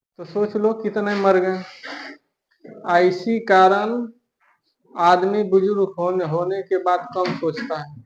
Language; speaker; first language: Hindi; native; Hindi